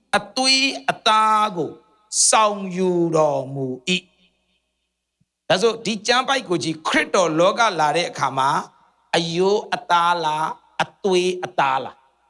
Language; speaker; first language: Burmese; non-native, local second language; Hakha Chin